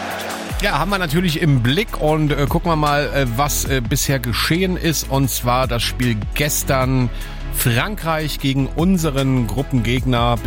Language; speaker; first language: German; native; German